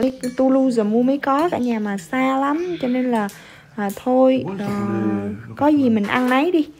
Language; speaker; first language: Vietnamese; native; Vietnamese